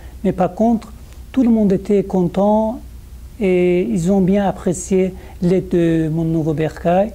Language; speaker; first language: French; non-native, fluent; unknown